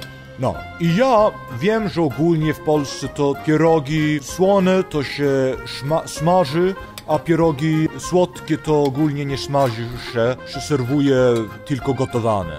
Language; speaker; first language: Polish; early bilingual, heritage; Polish